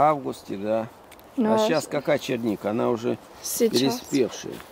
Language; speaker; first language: Russian; native; Russian